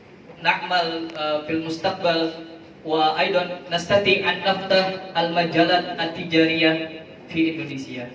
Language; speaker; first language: Arabic; non-native, fluent; Indonesian